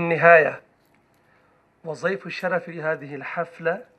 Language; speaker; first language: Arabic; non-native, fluent; Urdu